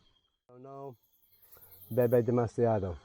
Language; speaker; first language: Spanish; non-native, learner; English